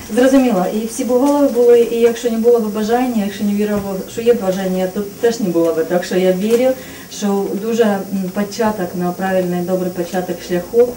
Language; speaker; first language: Ukrainian; non-native, fluent; Estonian